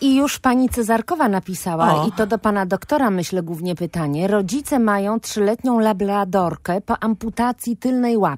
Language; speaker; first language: Polish; native; Polish